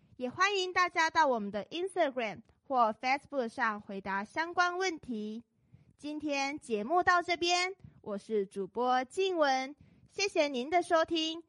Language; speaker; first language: Chinese; native; Chinese